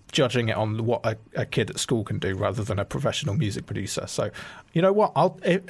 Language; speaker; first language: English; native; English